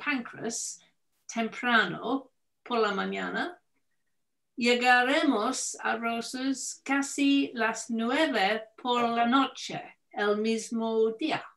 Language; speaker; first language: Spanish; non-native, learner; English